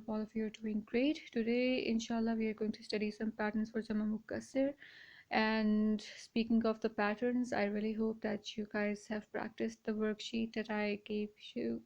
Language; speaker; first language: English; non-native, local second language; Urdu